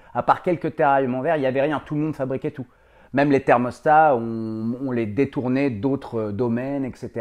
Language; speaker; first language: French; native; French